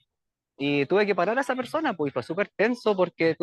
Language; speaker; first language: Spanish; native; Spanish